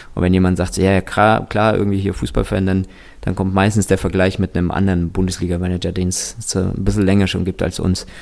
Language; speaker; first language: German; early bilingual, other home language; Russian